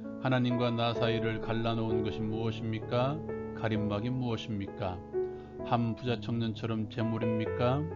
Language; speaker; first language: Korean; native; Korean